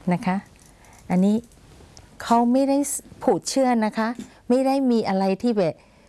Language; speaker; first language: Thai; non-native, fluent; Burmese